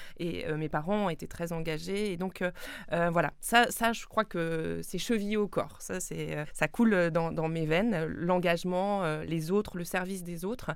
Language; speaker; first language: French; non-native, local second language; Swiss German